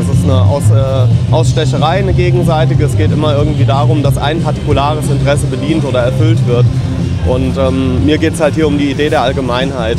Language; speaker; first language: German; native; German